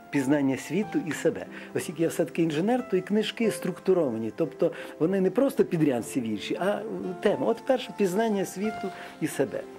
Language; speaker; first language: Ukrainian; non-native, local second language; Russian